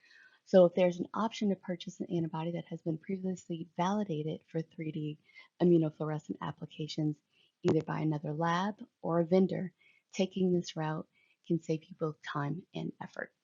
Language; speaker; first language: English; native; English